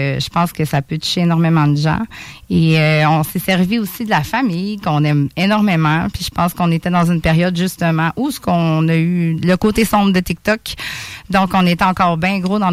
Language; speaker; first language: French; native; French